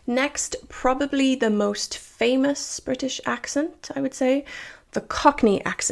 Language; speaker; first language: English; native; English